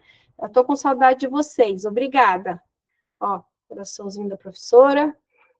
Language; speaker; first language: Portuguese; native; Portuguese